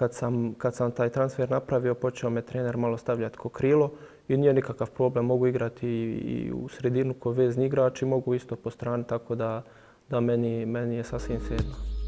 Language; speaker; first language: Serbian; early bilingual, heritage; Bosnian